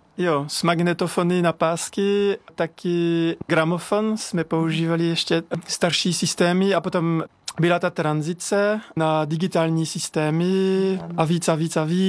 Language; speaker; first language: Czech; non-native, learner; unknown